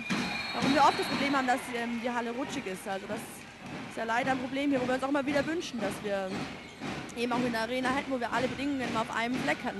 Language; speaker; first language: German; native; German